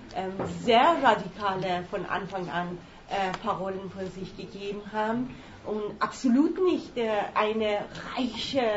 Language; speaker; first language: German; non-native, learner; Persian